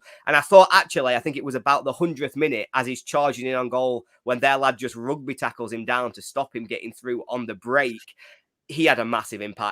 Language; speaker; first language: English; native; English